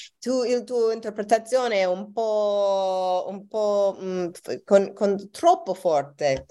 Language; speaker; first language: Italian; non-native, learner; English